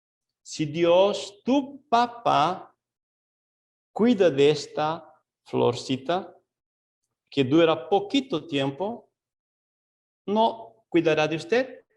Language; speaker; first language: Spanish; non-native, fluent; Portuguese